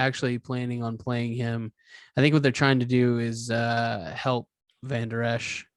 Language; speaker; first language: English; native; English